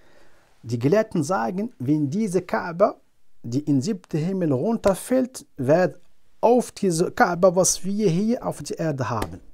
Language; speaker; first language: German; non-native, fluent; Arabic